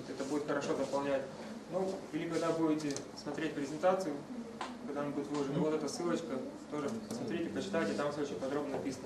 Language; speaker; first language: Russian; native; Russian